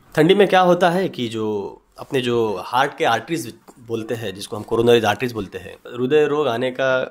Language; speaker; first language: Hindi; non-native, local second language; Marathi